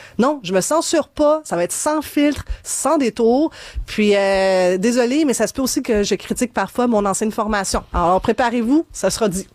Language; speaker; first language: French; early bilingual, other home language; Arabic